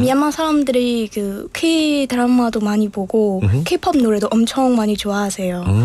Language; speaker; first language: Korean; non-native, fluent; Burmese